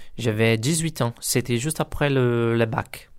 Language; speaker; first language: French; non-native, learner; Portuguese